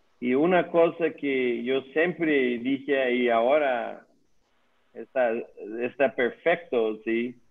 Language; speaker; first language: Spanish; non-native, learner; Dutch